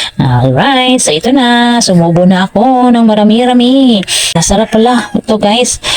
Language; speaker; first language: Filipino; non-native, local second language; Cebuano